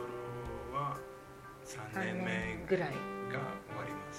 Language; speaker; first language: Japanese; non-native, learner; Spanish